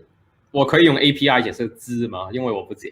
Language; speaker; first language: Chinese; early bilingual, heritage; Chinese